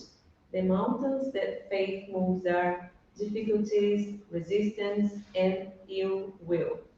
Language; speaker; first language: English; non-native, fluent; Portuguese